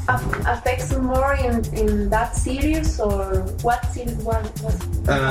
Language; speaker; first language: English; non-native, learner; Spanish